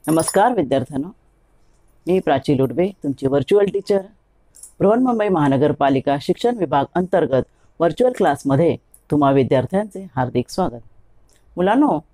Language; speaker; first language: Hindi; non-native, local second language; Marathi